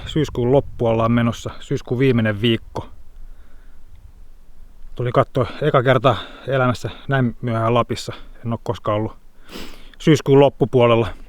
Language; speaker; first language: Finnish; native; Finnish